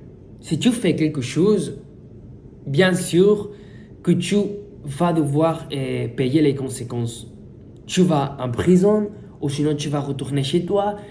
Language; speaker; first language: French; non-native, fluent; Spanish